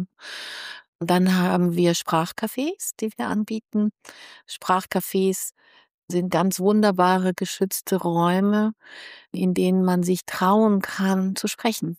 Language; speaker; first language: German; native; German